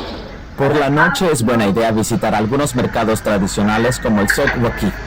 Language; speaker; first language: Spanish; native; Spanish